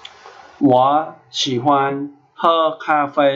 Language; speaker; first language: Chinese; non-native, fluent; Khmer